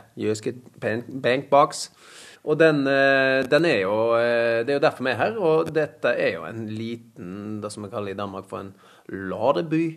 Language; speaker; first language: Norwegian; native; Norwegian